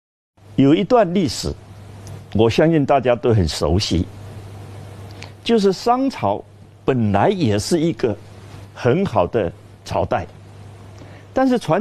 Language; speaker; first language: Chinese; native; Chinese